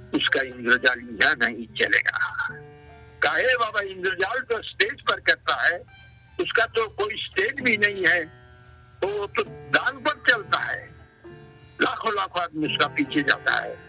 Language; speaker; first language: Hindi; non-native, local second language; Bangla